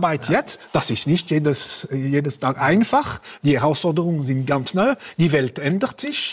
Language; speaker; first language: German; non-native, local second language; French